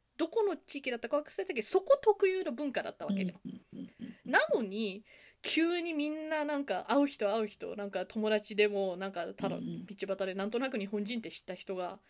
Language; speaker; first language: Japanese; early bilingual, heritage; Japanese